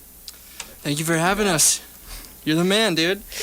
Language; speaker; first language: English; native; English